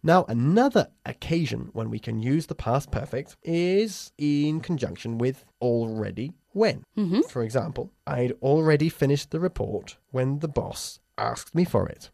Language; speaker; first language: English; native; English